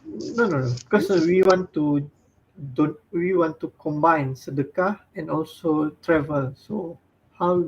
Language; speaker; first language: English; non-native, fluent; Malay